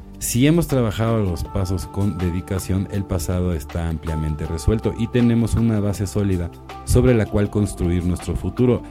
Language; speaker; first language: Spanish; native; Spanish